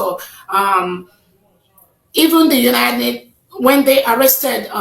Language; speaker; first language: English; non-native, local second language; Igbo